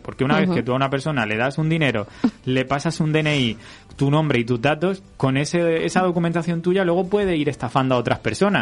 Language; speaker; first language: Spanish; native; Spanish